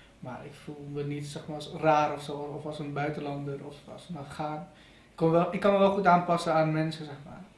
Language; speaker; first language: Dutch; early bilingual, other home language; Persian